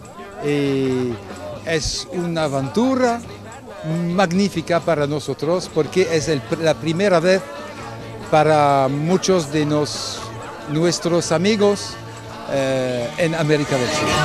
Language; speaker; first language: Spanish; non-native, fluent; French